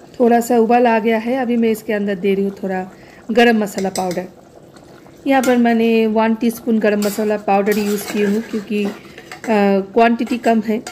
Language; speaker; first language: Hindi; non-native, local second language; Bangla